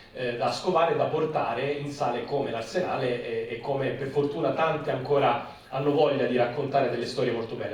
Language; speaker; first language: Italian; native; Italian